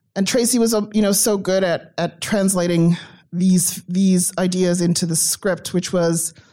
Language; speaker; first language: English; native; English